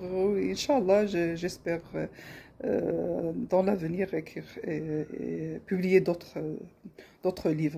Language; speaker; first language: French; non-native, local second language; Arabic